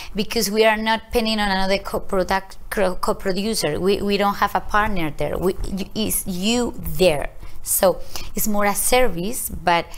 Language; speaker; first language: English; non-native, learner; Spanish